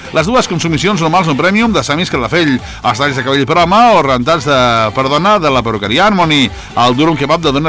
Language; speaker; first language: Catalan; native; Catalan